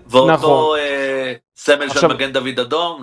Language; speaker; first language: Hebrew; native; Hebrew